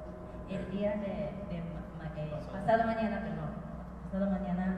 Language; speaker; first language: Spanish; non-native, fluent; Japanese